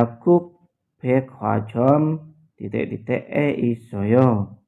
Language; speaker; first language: Korean; non-native, learner; Indonesian